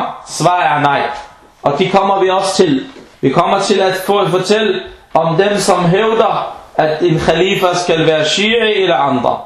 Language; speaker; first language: Danish; early bilingual, other home language; Arabic